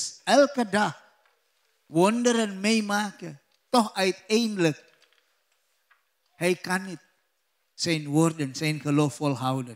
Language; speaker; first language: Dutch; non-native, learner; Indonesian